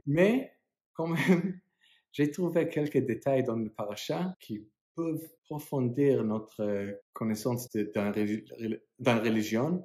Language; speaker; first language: French; non-native, fluent; English